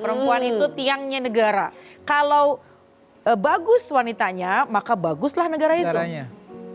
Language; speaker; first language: Indonesian; native; Indonesian